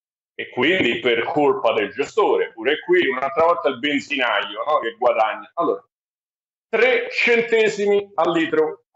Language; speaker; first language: Italian; native; Italian